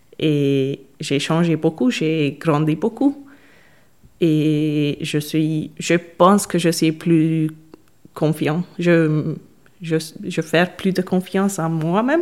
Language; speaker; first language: French; non-native, learner; Hungarian